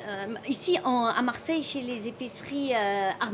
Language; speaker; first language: French; non-native, fluent; Arabic